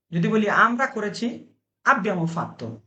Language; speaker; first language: Italian; non-native, fluent; Bangla